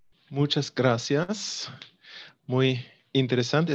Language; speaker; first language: Spanish; non-native, fluent; German